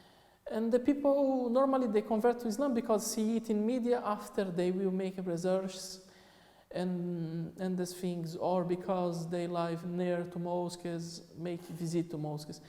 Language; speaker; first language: English; non-native, fluent; Portuguese